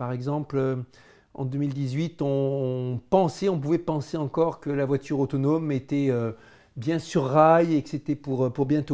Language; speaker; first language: French; native; French